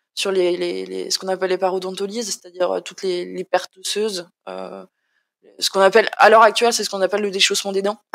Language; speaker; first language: French; native; French